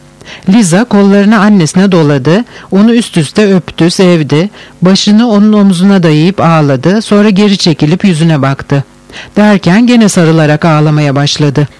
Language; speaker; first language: Turkish; native; Turkish